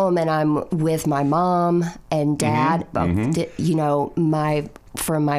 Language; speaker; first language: English; native; English